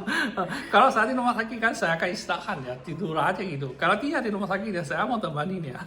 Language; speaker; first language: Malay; non-native, fluent; Chinese